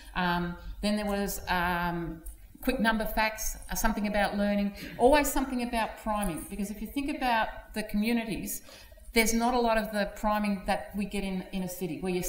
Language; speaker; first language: English; native; English